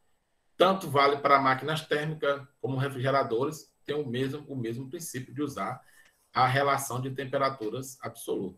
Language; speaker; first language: Portuguese; native; Portuguese